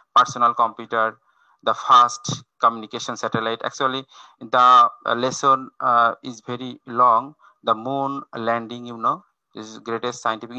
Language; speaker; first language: English; non-native, local second language; Bangla